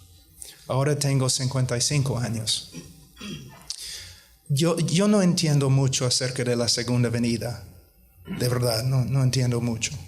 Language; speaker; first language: Spanish; non-native, fluent; English